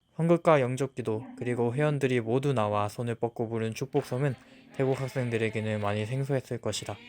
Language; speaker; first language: Korean; native; Korean